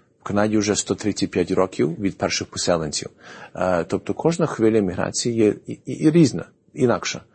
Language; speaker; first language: Ukrainian; early bilingual, heritage; Ukrainian